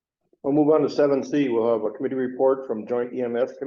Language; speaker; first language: English; native; English